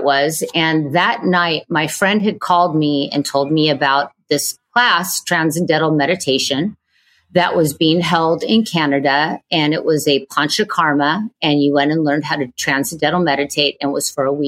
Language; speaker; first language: English; native; English